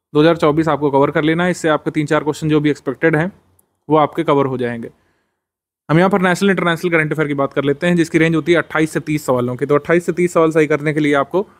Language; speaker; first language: Hindi; native; Hindi